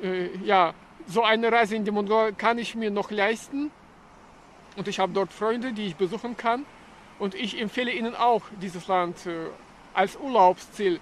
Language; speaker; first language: German; non-native, fluent; Russian